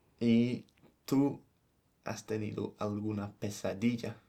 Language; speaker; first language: Spanish; non-native, fluent; English